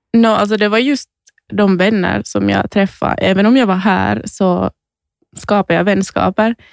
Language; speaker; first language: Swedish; native; Swedish